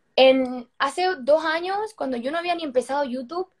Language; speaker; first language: Spanish; native; Spanish